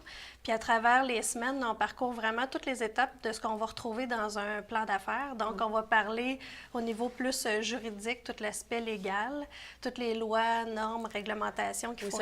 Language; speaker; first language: French; native; French